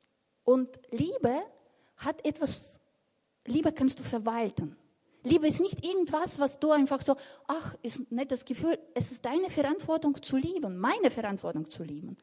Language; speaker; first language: German; non-native, fluent; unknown